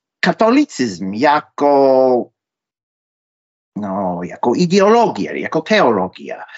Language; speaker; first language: Polish; non-native, fluent; English